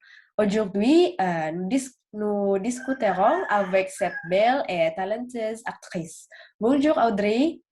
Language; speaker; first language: French; non-native, learner; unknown